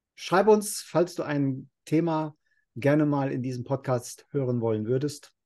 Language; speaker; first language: German; non-native, fluent; Spanish